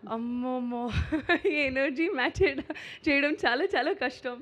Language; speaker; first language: Telugu; non-native, learner; Hindi